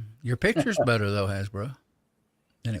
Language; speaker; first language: English; native; English